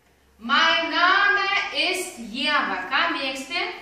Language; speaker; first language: German; non-native, fluent; Lithuanian